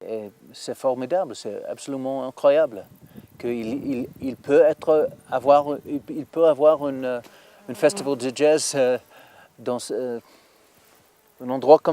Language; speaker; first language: French; non-native, learner; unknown